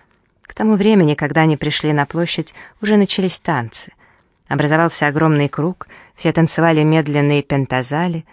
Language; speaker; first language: Russian; native; Russian